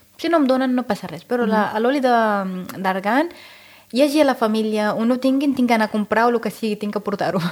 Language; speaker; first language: Catalan; non-native, fluent; Arabic